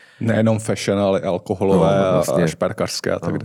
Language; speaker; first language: Czech; native; Czech